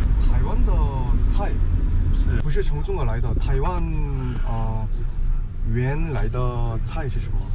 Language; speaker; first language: Chinese; non-native, learner; Korean